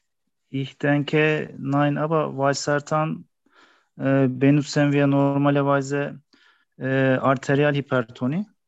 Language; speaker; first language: German; non-native, learner; Turkish